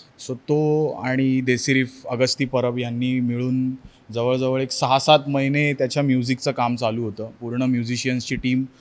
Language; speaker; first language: Marathi; native; Marathi